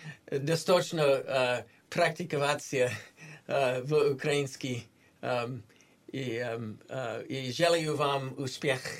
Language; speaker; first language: Russian; non-native, learner; English